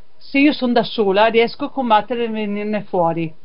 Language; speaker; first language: Italian; native; Italian